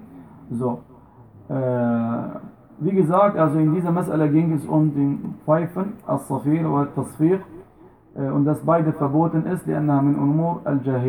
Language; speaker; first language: German; non-native, fluent; Arabic